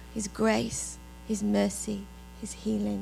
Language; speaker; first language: English; native; English